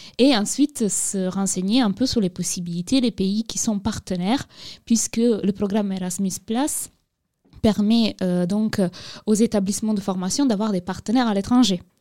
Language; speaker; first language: French; non-native, fluent; Italian